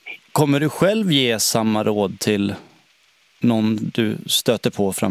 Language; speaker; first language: Swedish; native; Swedish